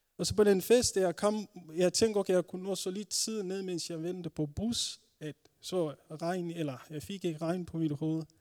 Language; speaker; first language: Danish; non-native, fluent; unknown